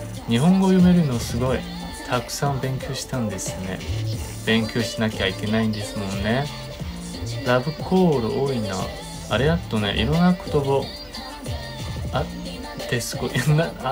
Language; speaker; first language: Japanese; non-native, fluent; Chinese